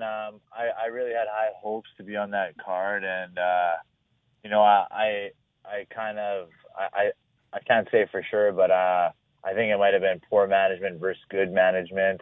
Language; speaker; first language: English; native; English